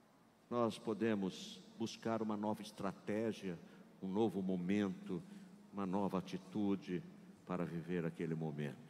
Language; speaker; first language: Portuguese; native; Portuguese